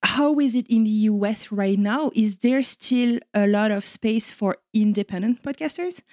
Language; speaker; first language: English; non-native, fluent; French